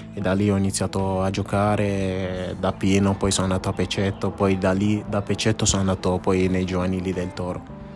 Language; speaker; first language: Italian; early bilingual, other home language; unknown